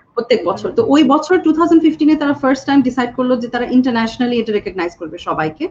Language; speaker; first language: Bangla; native; Bangla